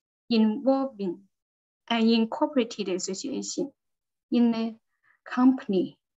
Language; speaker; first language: English; non-native, learner; Chinese